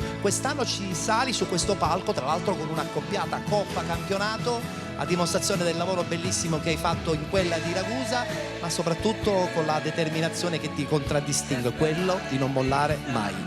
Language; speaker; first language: Italian; native; Italian